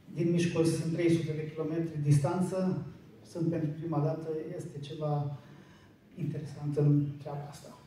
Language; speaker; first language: Romanian; non-native, learner; Hungarian